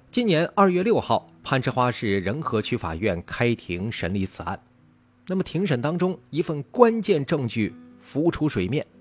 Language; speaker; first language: Chinese; native; Chinese